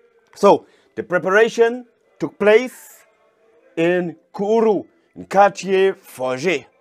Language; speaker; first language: English; non-native, fluent; German